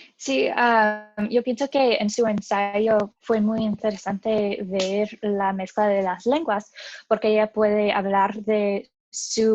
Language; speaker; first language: Spanish; non-native, learner; English